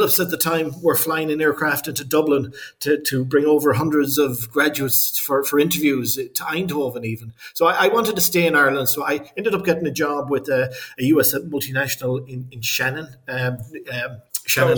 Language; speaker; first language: English; native; English